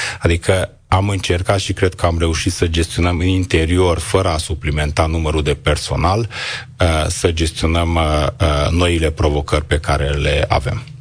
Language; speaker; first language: Romanian; non-native, local second language; Hungarian